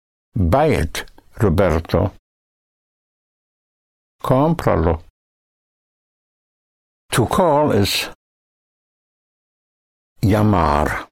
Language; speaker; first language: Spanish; non-native, fluent; English